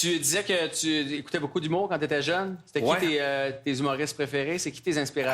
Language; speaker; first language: French; native; French